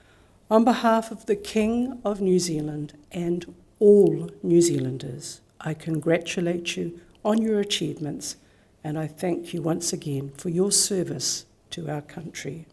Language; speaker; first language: English; native; English